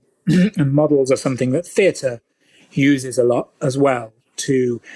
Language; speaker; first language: English; native; English